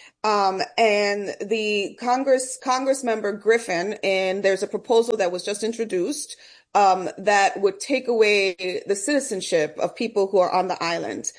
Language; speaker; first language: English; early bilingual, other home language; Spanish